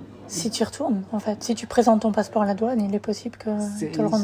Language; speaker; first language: French; native; French